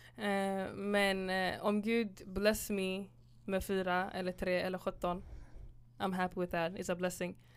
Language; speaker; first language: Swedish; early bilingual, other home language; Somali